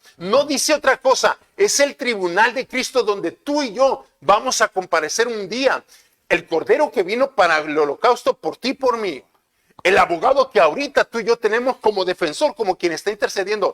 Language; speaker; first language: Spanish; native; Spanish